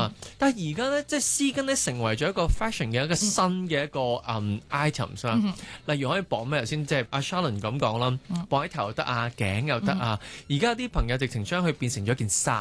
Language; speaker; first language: Cantonese; native; Cantonese